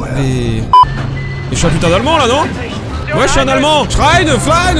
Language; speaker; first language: French; native; French